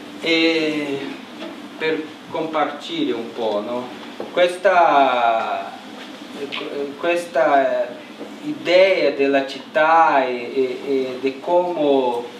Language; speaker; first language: Italian; non-native, learner; Portuguese